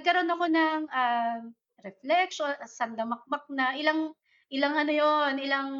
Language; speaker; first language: English; non-native, local second language; Filipino